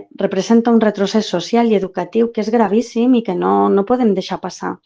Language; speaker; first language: Catalan; non-native, local second language; Spanish